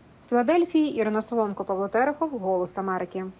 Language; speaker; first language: Ukrainian; native; Ukrainian